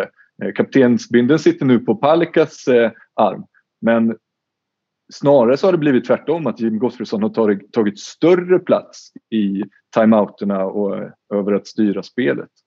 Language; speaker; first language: Swedish; native; Swedish